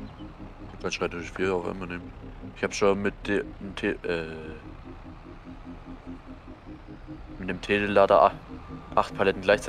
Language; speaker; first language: German; native; German